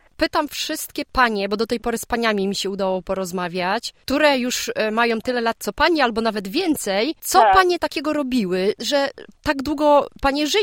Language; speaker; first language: Polish; native; Polish